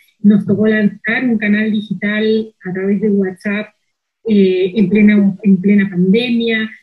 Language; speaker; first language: Spanish; native; Spanish